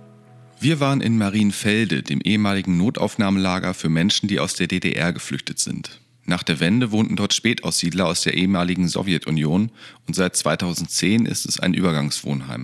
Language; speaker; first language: German; native; German